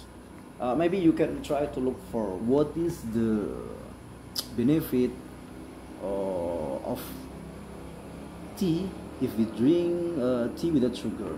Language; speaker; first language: English; non-native, learner; Indonesian